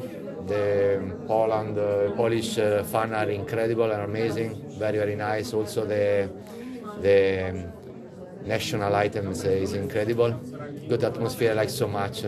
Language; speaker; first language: English; non-native, fluent; Italian